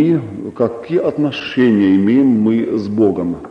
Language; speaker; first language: Russian; non-native, local second language; Estonian